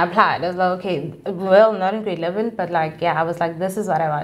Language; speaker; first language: English; non-native, local second language; Xhosa